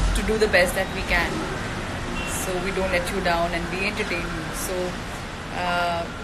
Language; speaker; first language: English; non-native, local second language; Hindi